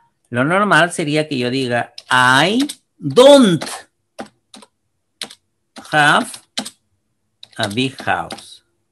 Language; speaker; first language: English; non-native, fluent; Spanish